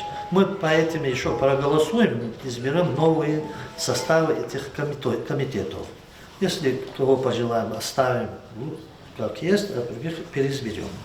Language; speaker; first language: Russian; non-native, local second language; Lezghian